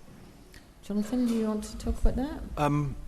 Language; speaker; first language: English; native; English